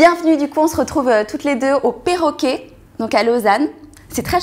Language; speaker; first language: French; native; French